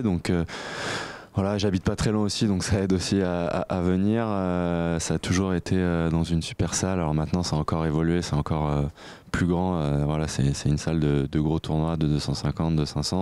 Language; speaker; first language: French; native; French